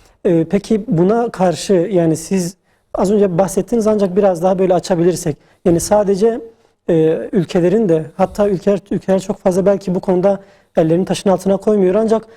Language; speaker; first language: Turkish; native; Turkish